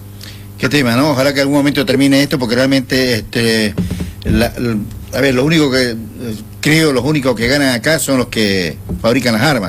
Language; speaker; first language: Spanish; native; Spanish